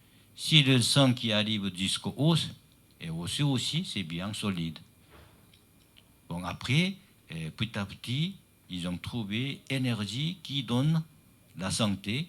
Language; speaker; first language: French; non-native, learner; Chinese